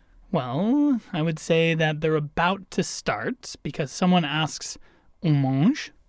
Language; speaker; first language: English; native; English